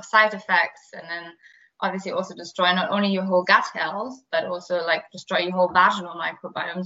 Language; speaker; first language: English; non-native, fluent; German